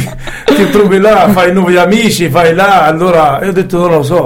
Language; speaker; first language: Italian; non-native, learner; Arabic